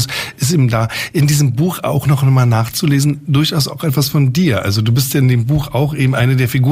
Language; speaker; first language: German; native; German